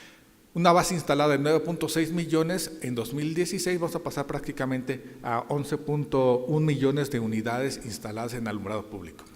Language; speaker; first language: Spanish; native; Spanish